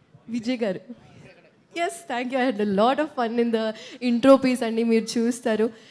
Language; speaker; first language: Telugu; non-native, local second language; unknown